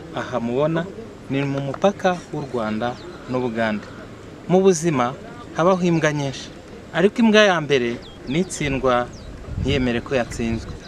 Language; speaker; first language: Kinyarwanda; native; Kinyarwanda